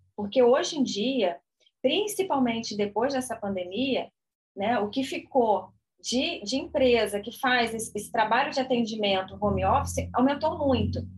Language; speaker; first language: Portuguese; native; Portuguese